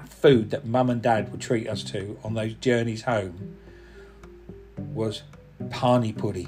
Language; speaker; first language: English; non-native, local second language; Punjabi